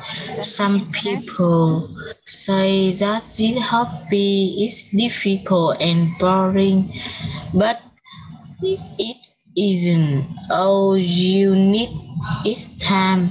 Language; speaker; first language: English; non-native, learner; Vietnamese